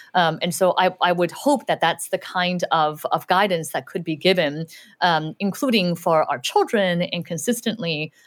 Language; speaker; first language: English; early bilingual, other home language; Chinese